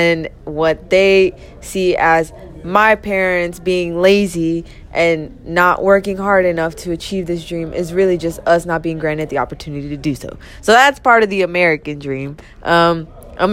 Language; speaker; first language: English; native; English